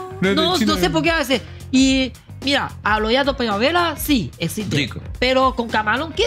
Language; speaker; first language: Spanish; non-native, learner; Chinese